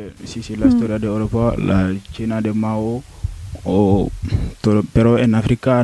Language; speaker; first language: Spanish; non-native, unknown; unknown